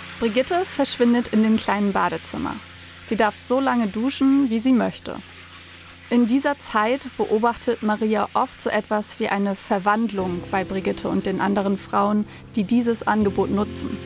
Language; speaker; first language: German; native; German